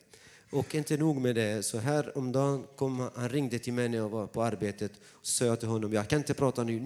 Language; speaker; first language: Swedish; non-native, fluent; Arabic